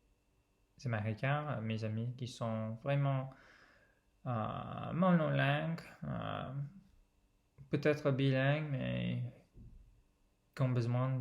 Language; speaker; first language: French; non-native, fluent; English